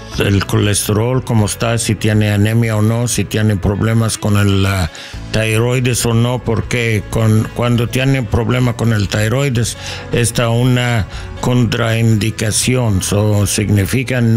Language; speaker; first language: Spanish; non-native, learner; English